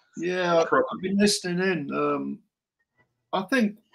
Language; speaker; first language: English; native; English